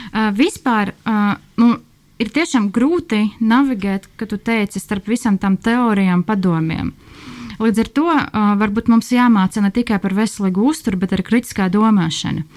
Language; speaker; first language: Latvian; non-native, local second language; Russian